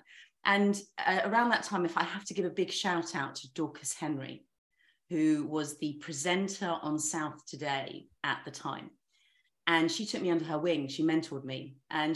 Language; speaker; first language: English; native; English